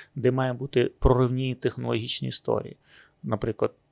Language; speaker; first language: Ukrainian; native; Ukrainian